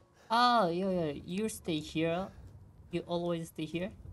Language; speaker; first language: English; non-native, learner; Japanese